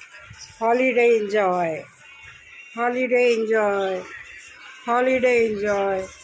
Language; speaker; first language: English; non-native, learner; Hindi